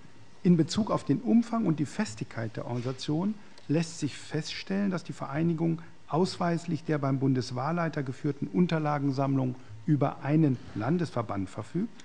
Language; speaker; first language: German; native; German